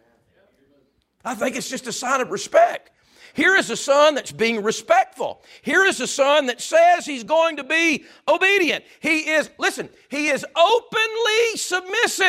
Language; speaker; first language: English; native; English